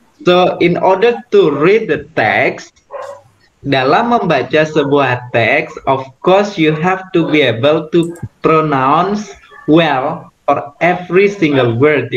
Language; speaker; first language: English; non-native, fluent; Indonesian